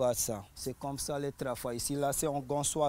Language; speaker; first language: French; non-native, local second language; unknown